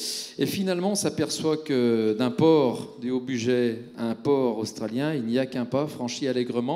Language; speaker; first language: French; native; French